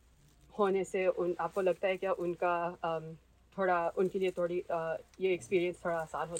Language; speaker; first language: Hindi; early bilingual, heritage; Hindi